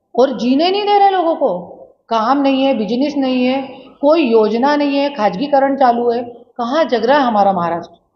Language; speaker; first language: Hindi; non-native, local second language; Marathi